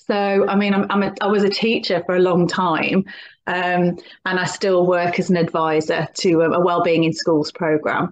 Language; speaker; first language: English; native; English